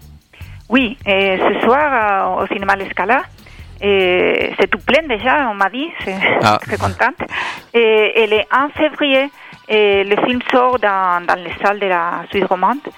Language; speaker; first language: French; non-native, fluent; Spanish